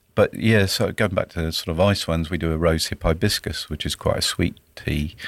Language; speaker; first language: English; native; English